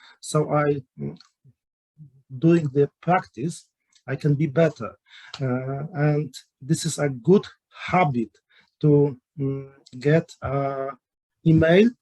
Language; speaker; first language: English; non-native, learner; Polish